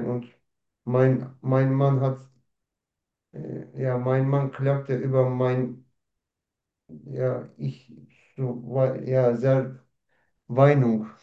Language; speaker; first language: German; non-native, learner; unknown